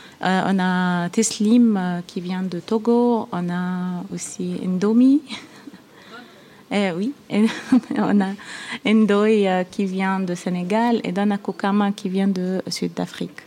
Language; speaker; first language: French; non-native, fluent; Arabic